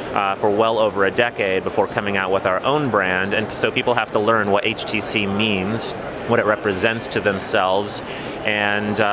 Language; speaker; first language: English; native; English